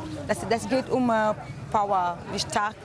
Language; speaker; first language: German; non-native, learner; French